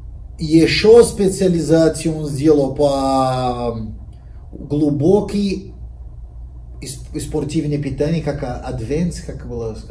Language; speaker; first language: Russian; non-native, learner; Portuguese